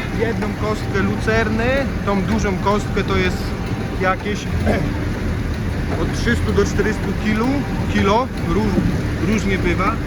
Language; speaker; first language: Polish; native; Polish